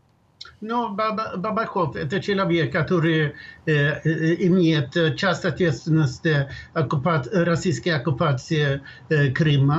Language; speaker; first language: Russian; non-native, fluent; Swedish